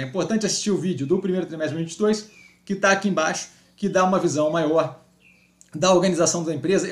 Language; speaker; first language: Portuguese; native; Portuguese